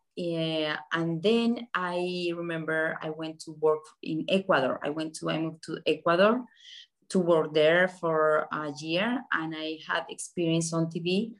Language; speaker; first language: English; non-native, fluent; Spanish